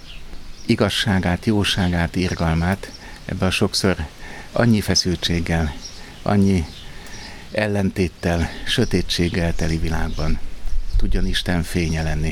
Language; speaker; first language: Hungarian; native; Hungarian